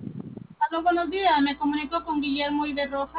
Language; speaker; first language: Spanish; native; Spanish